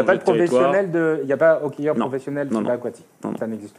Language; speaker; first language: French; native; French